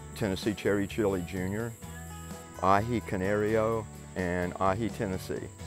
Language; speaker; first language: English; native; English